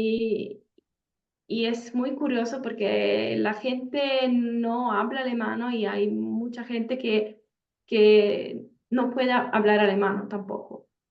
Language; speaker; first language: Spanish; non-native, fluent; Italian